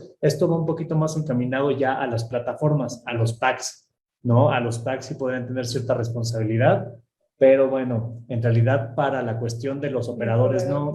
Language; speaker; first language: Spanish; native; Spanish